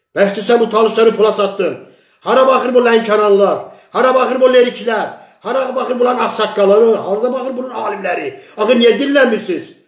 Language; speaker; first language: Azerbaijani; non-native, local second language; Talysh